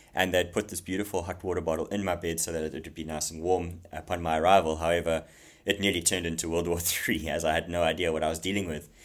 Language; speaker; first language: English; native; English